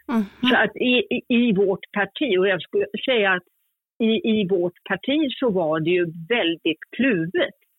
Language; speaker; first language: Swedish; native; Swedish